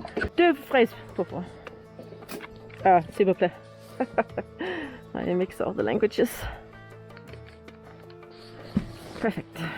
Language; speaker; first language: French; non-native, learner; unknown